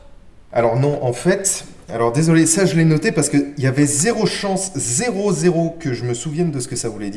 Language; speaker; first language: French; native; French